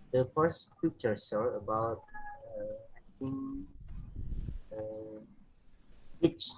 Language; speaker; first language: English; non-native, learner; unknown